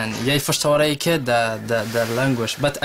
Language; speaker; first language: Norwegian; non-native, learner; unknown